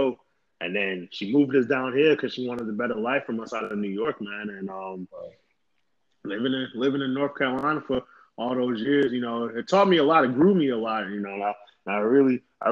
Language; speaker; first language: English; native; English